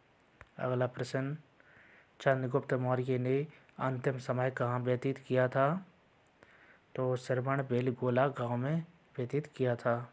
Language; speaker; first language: Hindi; native; Hindi